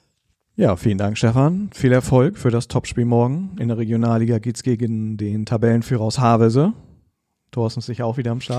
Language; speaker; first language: German; native; German